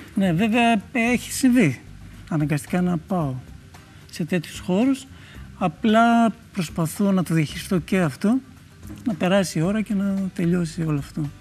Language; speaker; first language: Greek; early bilingual, other home language; Russian